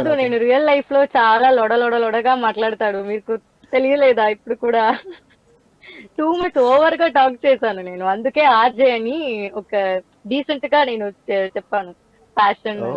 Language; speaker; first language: Telugu; non-native, learner; Tamil